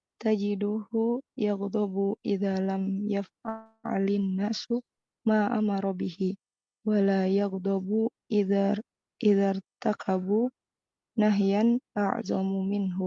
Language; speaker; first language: Arabic; non-native, learner; Indonesian